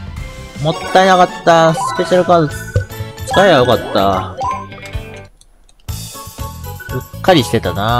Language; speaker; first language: Japanese; native; Japanese